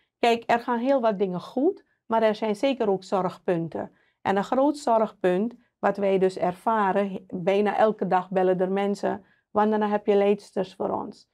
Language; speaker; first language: Dutch; native; Dutch